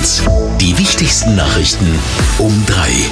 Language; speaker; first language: German; native; German